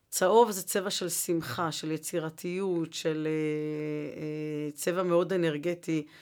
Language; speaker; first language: Hebrew; native; Hebrew